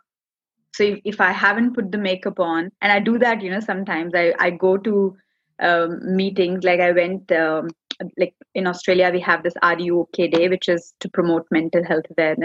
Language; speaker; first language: English; non-native, local second language; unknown